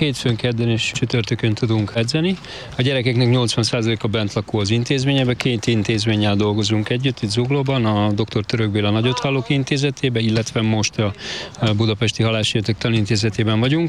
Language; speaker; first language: Hungarian; native; Hungarian